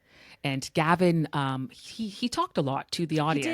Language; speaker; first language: English; native; English